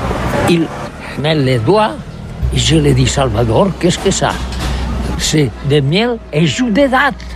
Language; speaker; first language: French; non-native, learner; Catalan